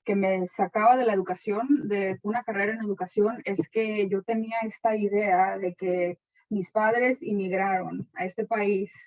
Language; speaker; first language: Spanish; early bilingual, heritage; Spanish